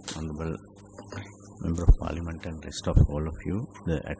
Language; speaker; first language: English; non-native, local second language; Sinhala